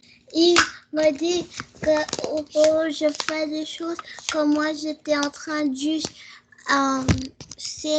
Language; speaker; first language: French; early bilingual, heritage; French